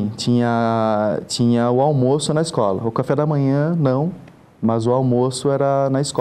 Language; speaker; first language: Portuguese; native; Portuguese